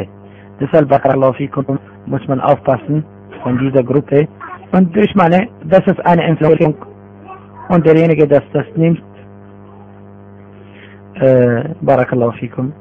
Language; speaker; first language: German; non-native, fluent; Arabic